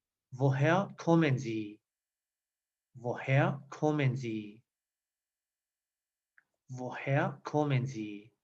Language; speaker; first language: German; non-native, learner; Persian